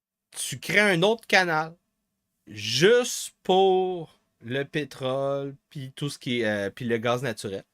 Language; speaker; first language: French; native; French